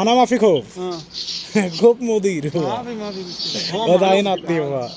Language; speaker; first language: Arabic; non-native, learner; Bangla